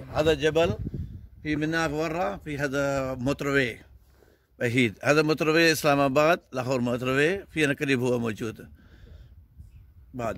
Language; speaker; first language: Arabic; non-native, learner; Punjabi